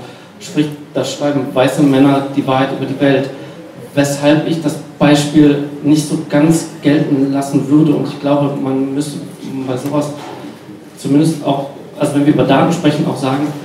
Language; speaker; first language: German; native; German